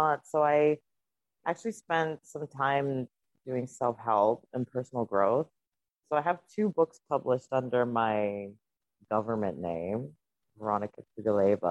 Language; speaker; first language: English; non-native, fluent; Russian